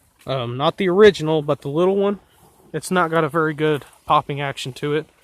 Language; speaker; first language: English; native; English